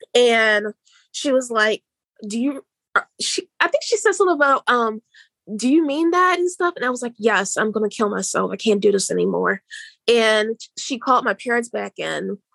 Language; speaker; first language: English; native; English